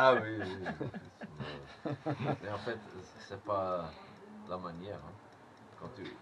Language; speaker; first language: French; non-native, learner; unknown